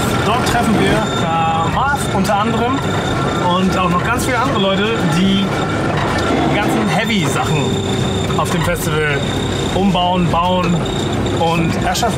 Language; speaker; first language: German; native; German